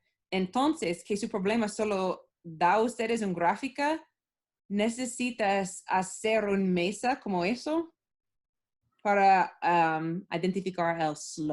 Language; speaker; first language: Spanish; non-native, learner; English